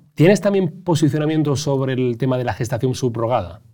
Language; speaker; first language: Spanish; native; Spanish